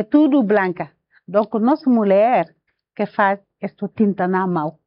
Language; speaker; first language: Portuguese; non-native, learner; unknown